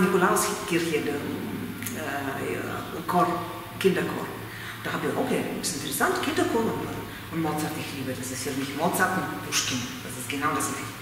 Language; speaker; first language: German; non-native, fluent; Russian